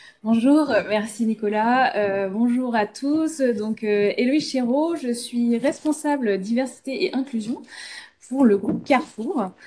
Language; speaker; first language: French; native; French